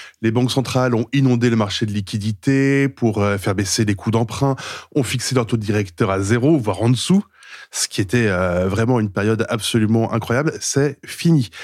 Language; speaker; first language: French; native; French